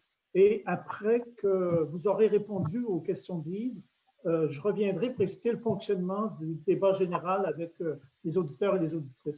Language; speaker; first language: French; native; French